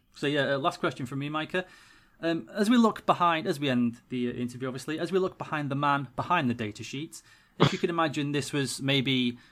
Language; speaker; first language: English; native; English